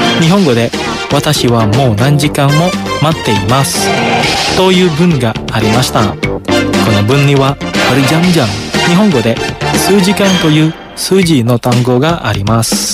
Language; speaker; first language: Japanese; non-native, fluent; Indonesian